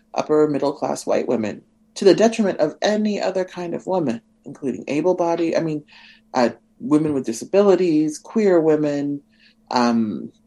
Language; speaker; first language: English; native; English